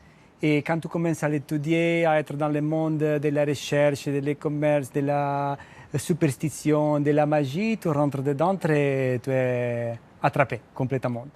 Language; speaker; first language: French; non-native, fluent; Italian